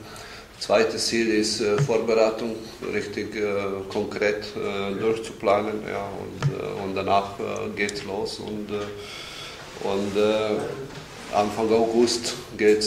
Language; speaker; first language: German; non-native, fluent; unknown